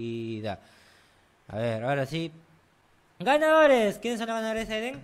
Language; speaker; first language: Spanish; native; Spanish